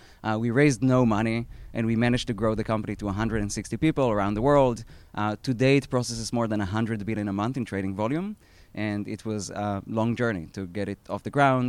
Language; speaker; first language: English; non-native, fluent; Hebrew